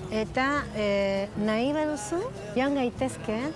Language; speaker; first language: Basque; non-native, learner; Spanish